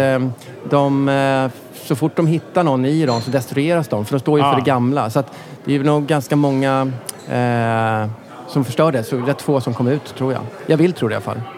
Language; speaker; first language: Swedish; native; Swedish